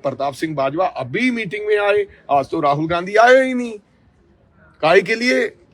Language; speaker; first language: Hindi; non-native, local second language; Punjabi